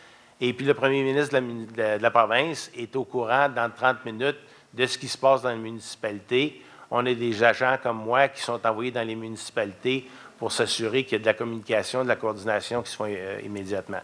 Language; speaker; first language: French; native; French